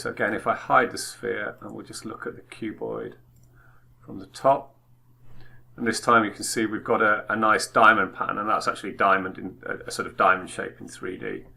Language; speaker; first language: English; native; English